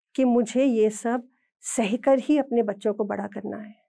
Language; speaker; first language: Hindi; native; Hindi